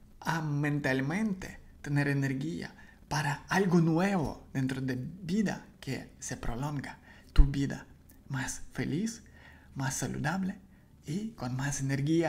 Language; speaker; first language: Spanish; non-native, learner; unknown